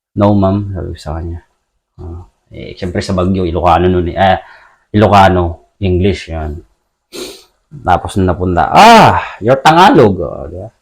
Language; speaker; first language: Filipino; native; Filipino